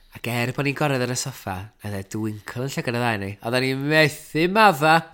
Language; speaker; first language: Welsh; native; Welsh